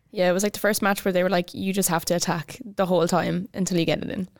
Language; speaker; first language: English; native; English